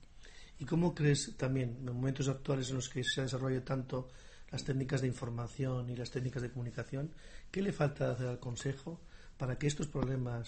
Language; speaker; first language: Spanish; native; Spanish